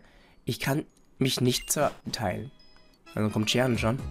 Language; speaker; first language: German; native; German